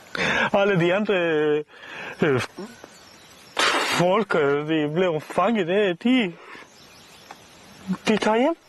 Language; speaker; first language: Danish; non-native, fluent; Spanish